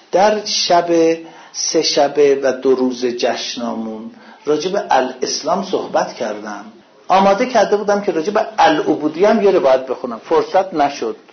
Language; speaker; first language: Persian; non-native, local second language; Azerbaijani